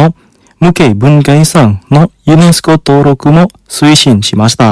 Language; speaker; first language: Japanese; non-native, fluent; Indonesian